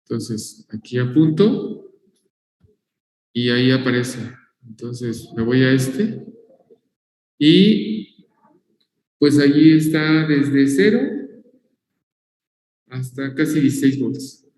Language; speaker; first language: Spanish; native; Spanish